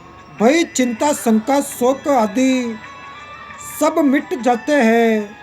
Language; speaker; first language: Hindi; native; Hindi